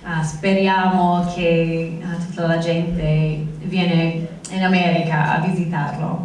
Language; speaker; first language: Italian; non-native, fluent; English